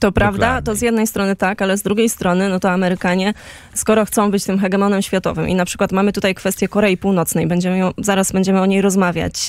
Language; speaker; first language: Polish; native; Polish